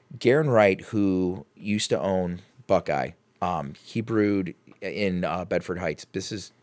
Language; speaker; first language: English; native; English